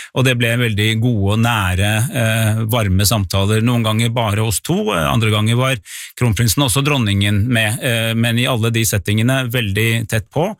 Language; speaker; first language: Norwegian; native; Norwegian